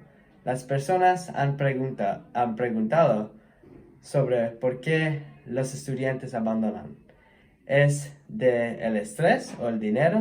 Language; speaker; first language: Spanish; non-native, learner; English